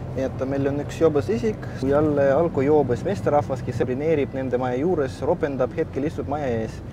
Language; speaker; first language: Estonian; non-native, local second language; Russian